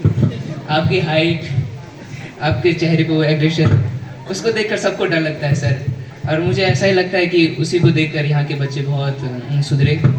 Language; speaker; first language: Hindi; native; Hindi